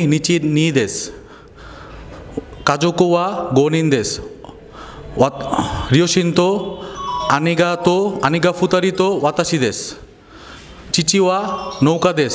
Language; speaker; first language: Japanese; non-native, learner; Bangla